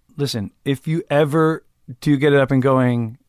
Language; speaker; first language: English; native; English